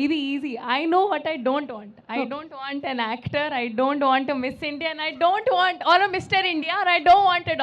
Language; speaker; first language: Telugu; non-native, fluent; Hindi